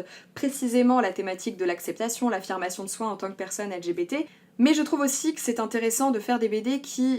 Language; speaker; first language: French; native; French